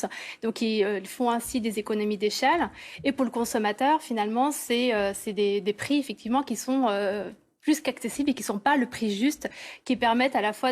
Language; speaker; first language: French; native; French